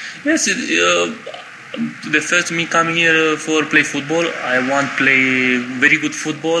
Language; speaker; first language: English; non-native, learner; Romanian